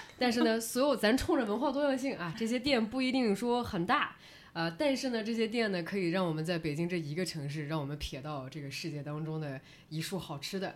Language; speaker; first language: Chinese; native; Chinese